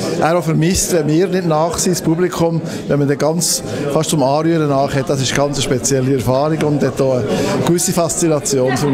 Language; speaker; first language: German; non-native, fluent; French